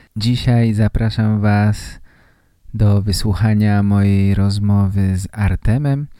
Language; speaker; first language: Polish; native; Polish